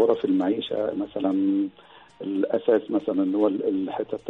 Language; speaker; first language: Arabic; native; Arabic